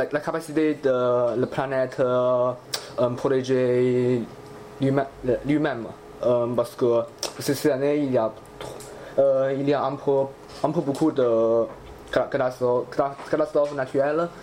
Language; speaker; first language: French; non-native, learner; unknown